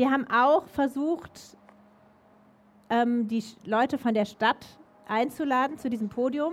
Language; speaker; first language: German; native; German